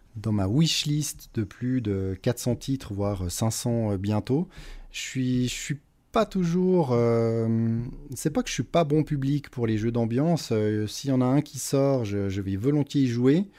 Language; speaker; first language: French; native; French